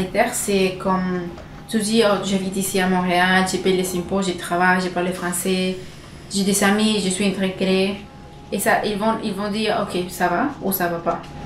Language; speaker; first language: French; non-native, learner; Spanish